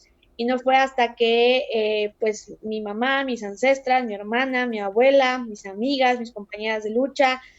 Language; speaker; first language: Spanish; native; Spanish